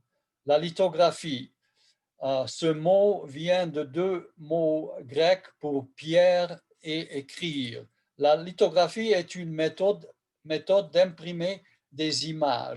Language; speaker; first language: French; non-native, fluent; Hungarian